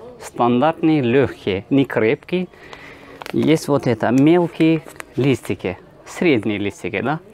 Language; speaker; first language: Russian; non-native, learner; Turkish